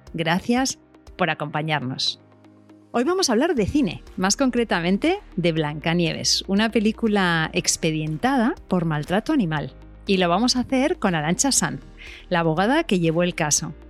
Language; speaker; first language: Spanish; native; Spanish